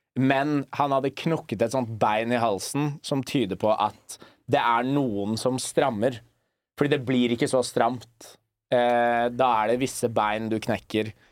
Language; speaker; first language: Norwegian; early bilingual, other home language; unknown